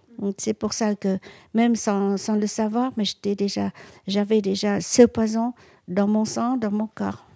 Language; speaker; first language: French; non-native, local second language; Vietnamese